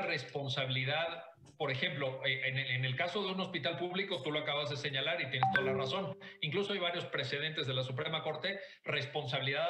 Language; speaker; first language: Spanish; native; Spanish